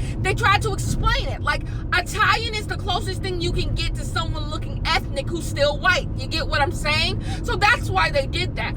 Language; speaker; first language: English; native; English